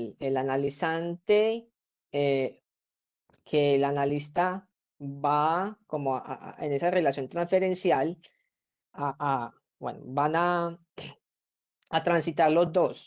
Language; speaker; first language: Spanish; native; Spanish